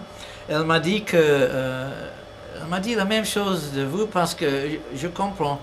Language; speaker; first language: French; non-native, fluent; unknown